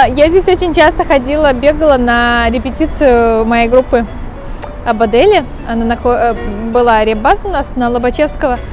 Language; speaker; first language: Russian; native; Russian